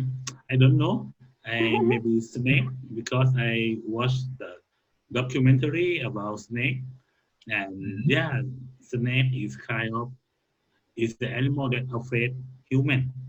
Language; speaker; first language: English; non-native, learner; Thai